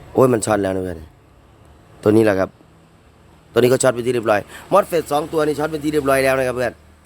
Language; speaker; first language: Thai; native; Thai